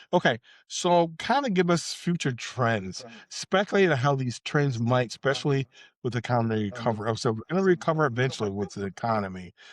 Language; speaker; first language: English; native; English